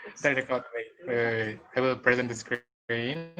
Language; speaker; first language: English; non-native, fluent; Indonesian